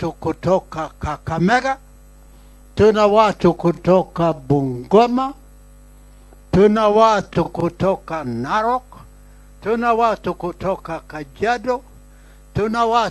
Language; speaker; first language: Swahili; non-native, local second language; Kikuyu